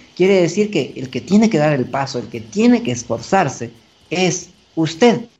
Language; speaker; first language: Spanish; native; Spanish